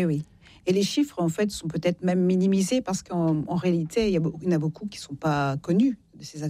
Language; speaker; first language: French; native; French